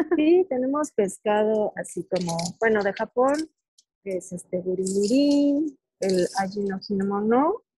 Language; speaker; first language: Spanish; native; Spanish